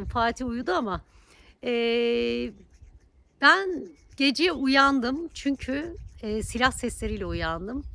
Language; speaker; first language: Turkish; native; Turkish